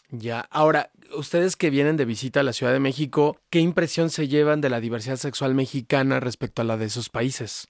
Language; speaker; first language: Spanish; native; Spanish